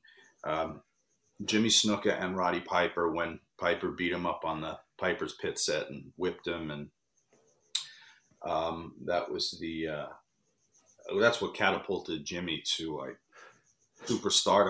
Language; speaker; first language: English; native; English